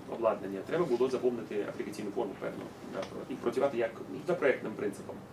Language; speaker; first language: Ukrainian; native; Ukrainian